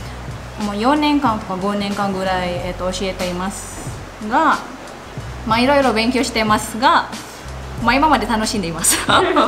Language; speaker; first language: Japanese; non-native, fluent; Indonesian